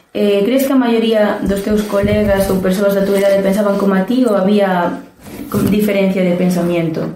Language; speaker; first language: Galician; non-native, local second language; Spanish